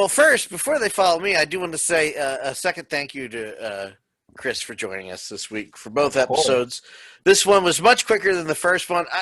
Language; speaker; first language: English; native; English